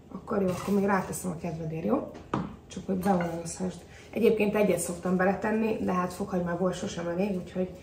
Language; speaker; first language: Hungarian; native; Hungarian